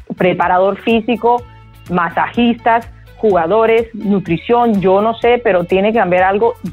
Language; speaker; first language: Spanish; native; Spanish